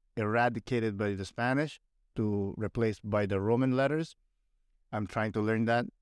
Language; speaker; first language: English; non-native, local second language; Filipino